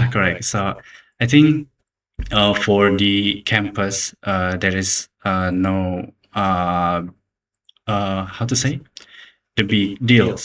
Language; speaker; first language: English; non-native, learner; Indonesian